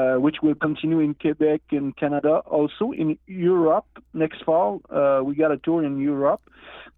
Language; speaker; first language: English; non-native, learner; Innu-aimun